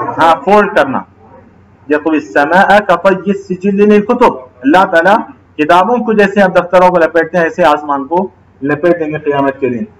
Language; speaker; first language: Urdu; native; Urdu